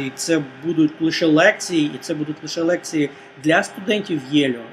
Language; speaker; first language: Ukrainian; native; Ukrainian